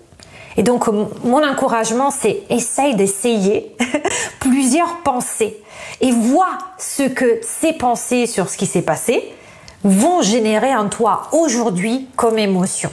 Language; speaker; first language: French; non-native, fluent; Italian